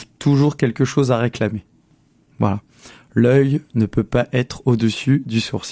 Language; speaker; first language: French; native; French